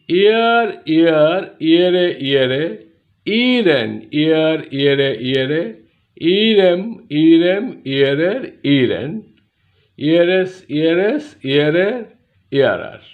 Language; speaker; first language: German; non-native, fluent; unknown